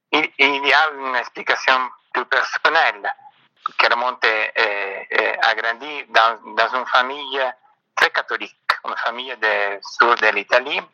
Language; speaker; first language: French; non-native, fluent; Italian